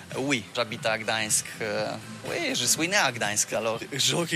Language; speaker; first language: French; non-native, fluent; Polish